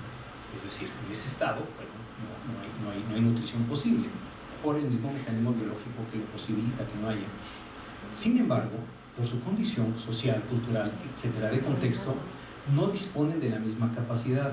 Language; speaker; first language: Spanish; native; Spanish